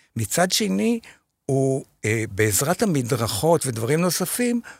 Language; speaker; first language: Hebrew; native; Hebrew